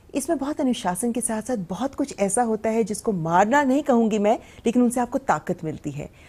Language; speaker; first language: Hindi; native; Hindi